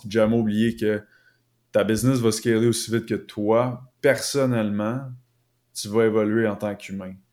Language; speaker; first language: French; native; French